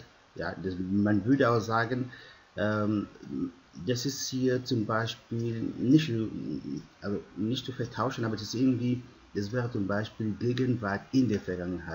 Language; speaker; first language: German; non-native, fluent; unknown